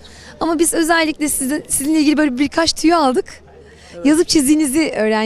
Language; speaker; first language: Turkish; native; Turkish